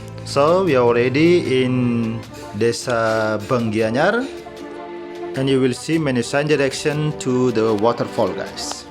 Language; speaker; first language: English; non-native, local second language; Indonesian